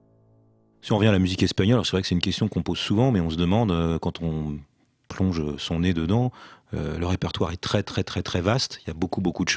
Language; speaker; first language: French; native; French